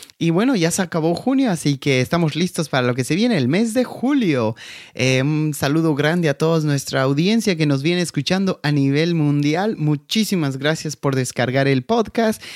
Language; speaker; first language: Spanish; native; Spanish